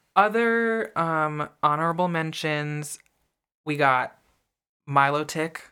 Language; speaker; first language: English; native; English